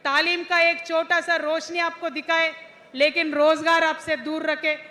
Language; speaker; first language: Hindi; non-native, local second language; Telugu